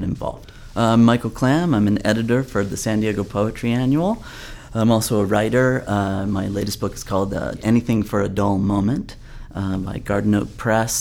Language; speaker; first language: English; native; English